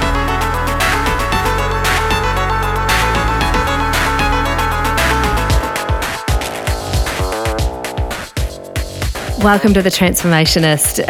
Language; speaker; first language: English; native; English